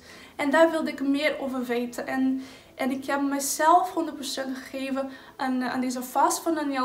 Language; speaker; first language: Dutch; non-native, fluent; Portuguese